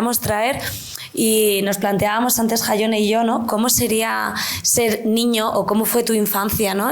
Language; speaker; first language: Spanish; native; Spanish